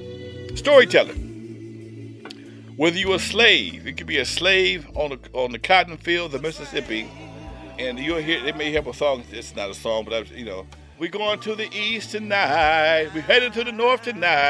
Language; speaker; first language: English; native; English